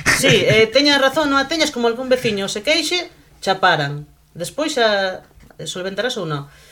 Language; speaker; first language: Galician; native; Galician